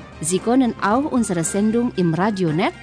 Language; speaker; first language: German; non-native, fluent; Indonesian